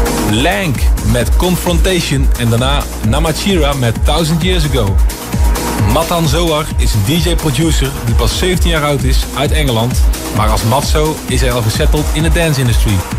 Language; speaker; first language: Dutch; native; Dutch